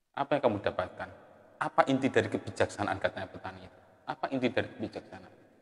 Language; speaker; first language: Indonesian; non-native, local second language; Javanese